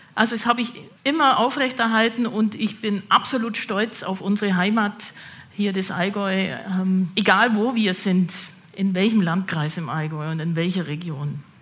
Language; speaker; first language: German; native; German